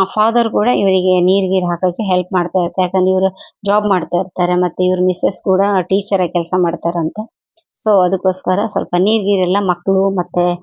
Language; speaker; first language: Kannada; non-native, local second language; Telugu